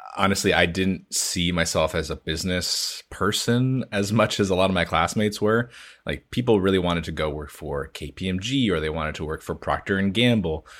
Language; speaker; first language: English; native; English